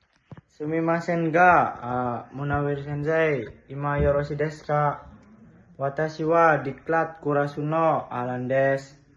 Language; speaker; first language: Japanese; non-native, learner; Indonesian